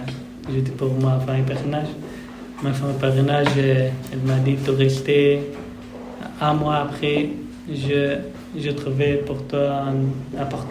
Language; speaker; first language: French; non-native, learner; Persian